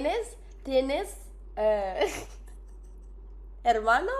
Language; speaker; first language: Spanish; non-native, learner; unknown